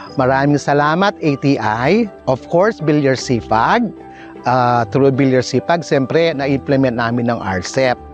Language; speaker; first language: Filipino; non-native, local second language; Pampanga